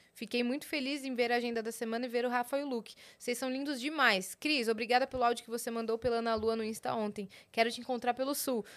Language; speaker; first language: Portuguese; native; Portuguese